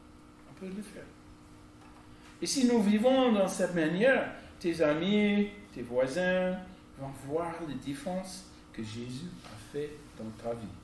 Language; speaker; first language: French; non-native, fluent; English